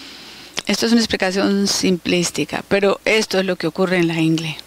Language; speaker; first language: Spanish; native; Spanish